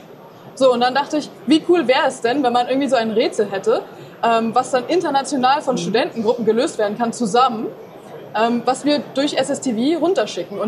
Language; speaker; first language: German; native; German